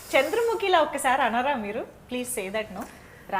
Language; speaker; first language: Telugu; native; Telugu